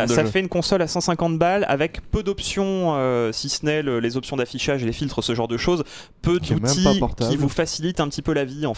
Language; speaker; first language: French; native; French